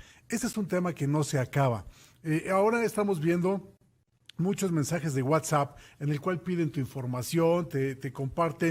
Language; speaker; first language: Spanish; native; Spanish